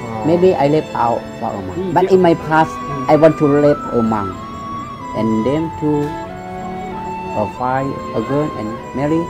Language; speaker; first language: English; non-native, learner; Lao